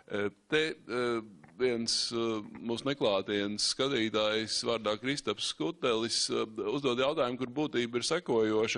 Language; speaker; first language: Latvian; native; Latvian